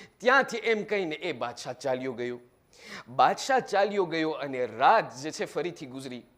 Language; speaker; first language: Gujarati; early bilingual, heritage; Gujarati